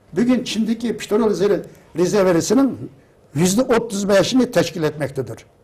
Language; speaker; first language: Turkish; non-native, fluent; Uyghur